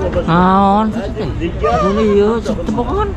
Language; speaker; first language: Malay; non-native, local second language; Sundanese